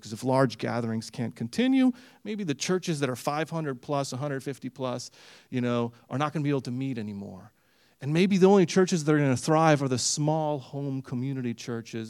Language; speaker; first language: English; early bilingual, other home language; Romanian